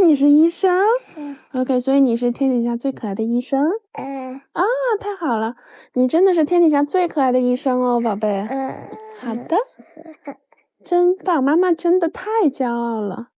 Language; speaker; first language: Chinese; native; Chinese